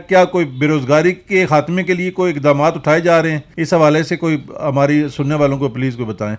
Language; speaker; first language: Urdu; non-native, local second language; Pahari-Potwari